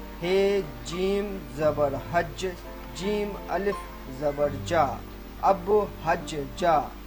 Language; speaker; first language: Urdu; native; Urdu